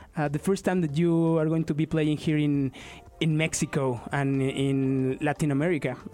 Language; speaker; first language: English; non-native, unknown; Spanish